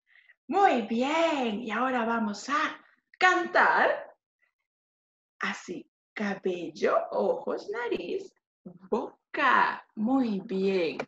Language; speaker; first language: Spanish; non-native, fluent; English